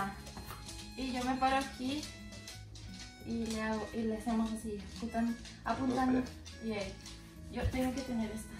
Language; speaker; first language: Spanish; early bilingual, heritage; Spanish